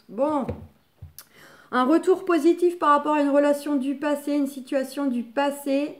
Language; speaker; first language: French; native; French